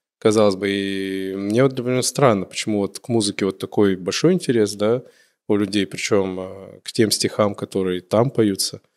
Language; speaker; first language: Russian; native; Russian